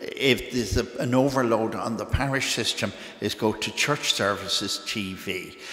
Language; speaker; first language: English; native; English